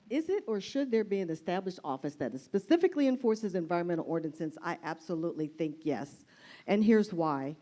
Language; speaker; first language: English; native; English